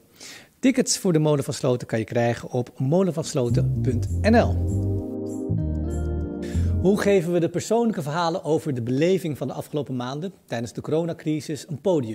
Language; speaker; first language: Dutch; native; Dutch